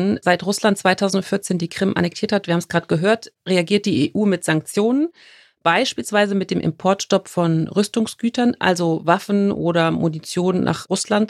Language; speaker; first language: German; native; German